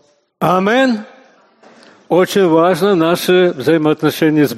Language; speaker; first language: Russian; native; Russian